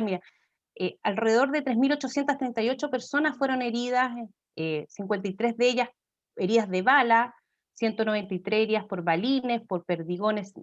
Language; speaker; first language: Spanish; native; Spanish